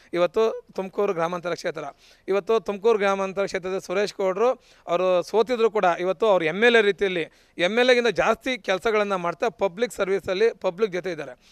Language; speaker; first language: Kannada; native; Kannada